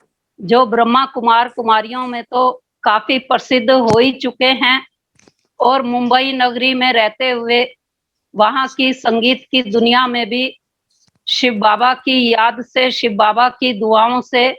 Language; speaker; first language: Hindi; native; Hindi